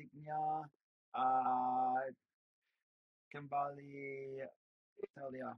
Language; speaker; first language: Indonesian; non-native, learner; English